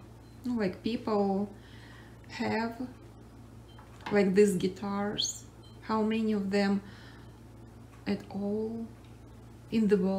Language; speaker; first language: English; non-native, learner; Russian